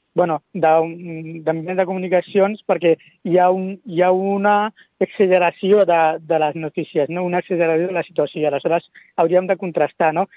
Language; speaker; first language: Catalan; early bilingual, other home language; Spanish